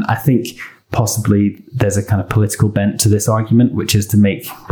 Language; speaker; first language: English; native; English